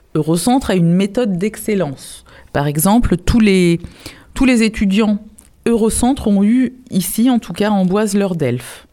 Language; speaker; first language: French; native; French